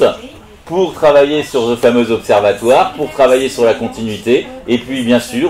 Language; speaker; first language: French; native; French